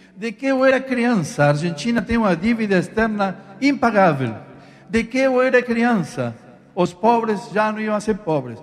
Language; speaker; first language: Portuguese; non-native, fluent; Spanish